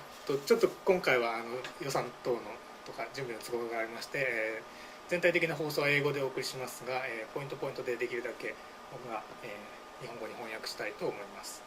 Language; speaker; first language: Japanese; native; Japanese